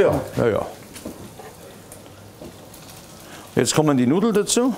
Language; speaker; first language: German; native; German